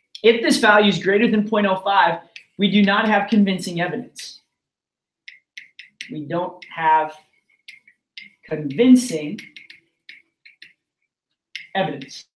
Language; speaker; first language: English; native; English